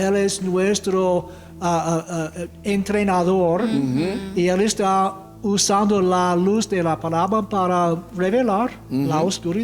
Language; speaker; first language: Spanish; non-native, fluent; English